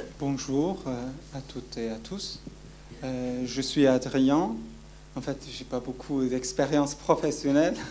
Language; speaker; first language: French; non-native, fluent; Kurdish